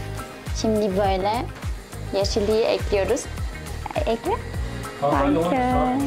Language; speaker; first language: Turkish; non-native, fluent; German